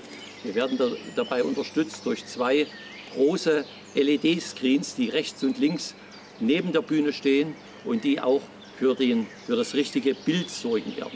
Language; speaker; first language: German; native; German